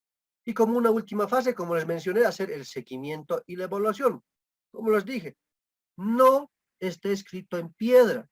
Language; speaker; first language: Spanish; native; Spanish